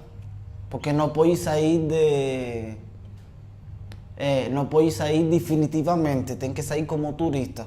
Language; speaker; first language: Portuguese; non-native, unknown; Spanish